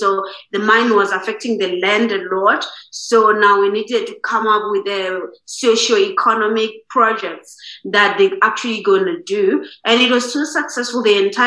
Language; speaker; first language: English; non-native, local second language; Xhosa